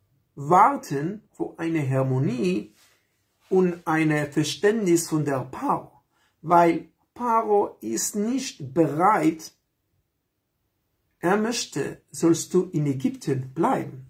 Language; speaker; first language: German; non-native, fluent; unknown